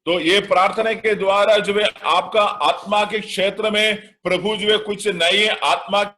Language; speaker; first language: Hindi; non-native, local second language; Malayalam